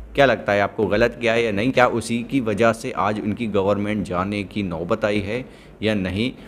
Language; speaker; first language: Hindi; native; Hindi